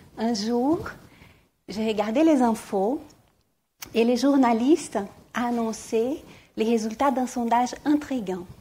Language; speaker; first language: French; non-native, fluent; Portuguese